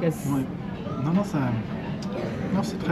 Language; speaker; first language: French; native; French